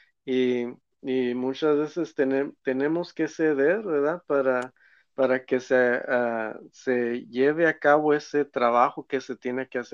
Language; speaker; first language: Spanish; native; Spanish